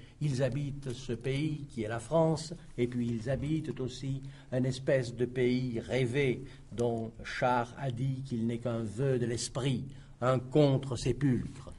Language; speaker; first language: French; native; French